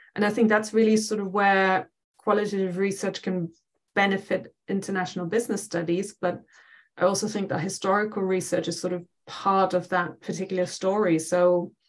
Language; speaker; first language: English; non-native, fluent; German